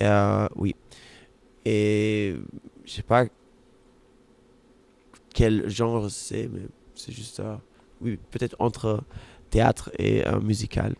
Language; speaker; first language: French; non-native, fluent; German